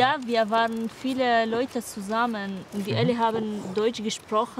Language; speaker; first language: German; non-native, learner; Arabic